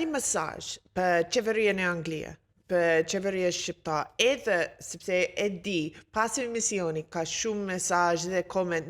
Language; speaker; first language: Albanian; non-native, learner; English